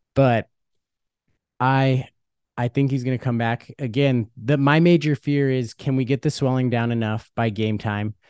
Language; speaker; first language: English; early bilingual, other home language; Dutch